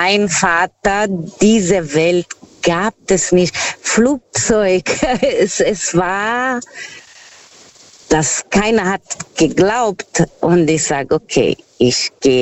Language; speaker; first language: German; non-native, fluent; Portuguese